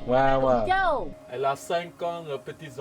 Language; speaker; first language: French; non-native, learner; Khmer